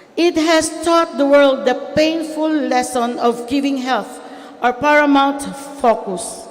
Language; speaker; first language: English; non-native, local second language; Filipino